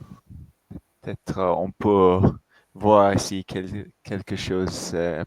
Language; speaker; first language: French; non-native, fluent; English